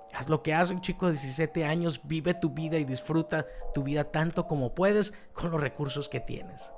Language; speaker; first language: Spanish; native; Spanish